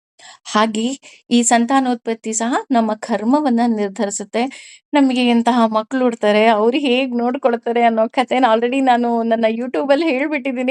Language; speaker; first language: Kannada; native; Kannada